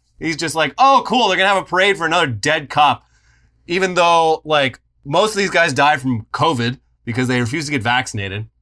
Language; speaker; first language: English; native; English